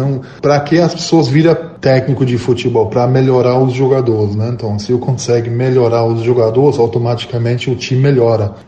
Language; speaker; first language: Portuguese; non-native, fluent; German